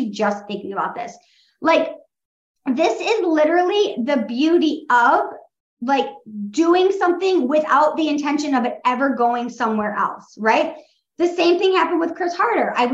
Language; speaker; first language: English; native; English